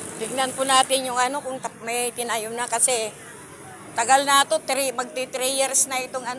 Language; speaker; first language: Filipino; native; Filipino